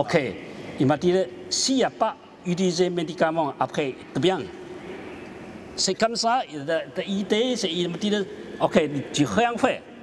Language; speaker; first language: French; non-native, learner; Chinese